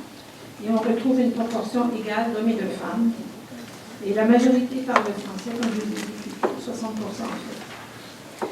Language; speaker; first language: French; native; French